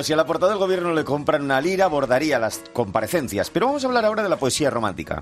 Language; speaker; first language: Spanish; native; Spanish